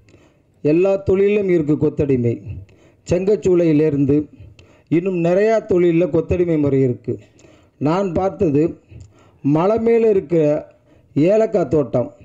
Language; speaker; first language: Tamil; native; Tamil